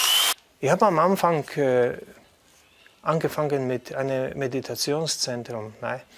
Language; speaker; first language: German; non-native, fluent; Slovenian